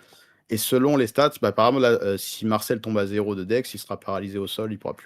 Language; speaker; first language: French; native; French